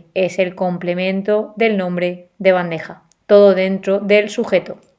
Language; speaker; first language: Spanish; native; Spanish